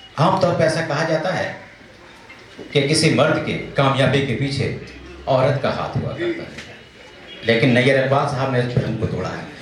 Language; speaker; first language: Urdu; native; Urdu